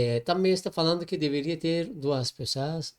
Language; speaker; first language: Portuguese; non-native, learner; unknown